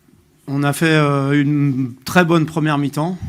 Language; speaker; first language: French; native; French